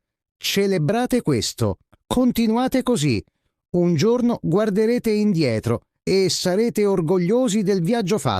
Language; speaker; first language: Italian; non-native, fluent; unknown